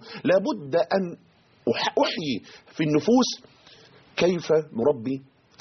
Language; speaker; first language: Arabic; native; Arabic